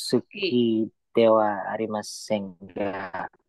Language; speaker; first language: Japanese; non-native, learner; Filipino